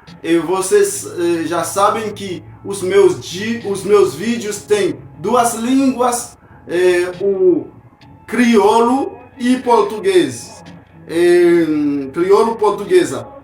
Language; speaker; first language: Portuguese; non-native, fluent; Haitian Creole